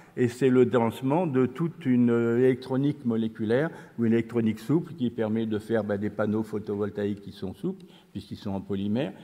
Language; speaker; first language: French; native; French